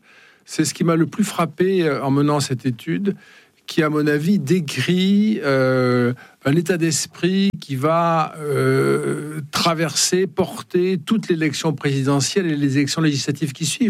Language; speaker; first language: French; native; French